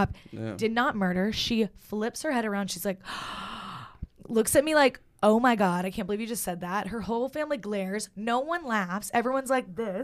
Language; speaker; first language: English; native; English